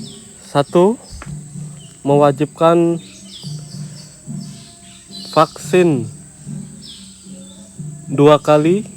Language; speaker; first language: Indonesian; non-native, fluent; Japanese